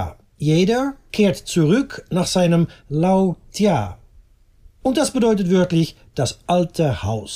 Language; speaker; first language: German; non-native, fluent; Dutch